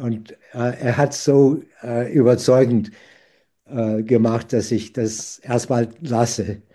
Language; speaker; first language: German; non-native, fluent; English